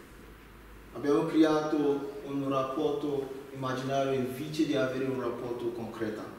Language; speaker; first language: Italian; non-native, learner; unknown